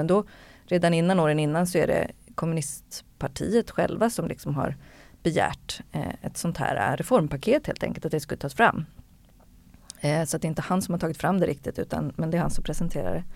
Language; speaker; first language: Swedish; native; Swedish